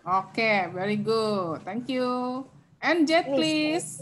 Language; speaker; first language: English; non-native, fluent; Indonesian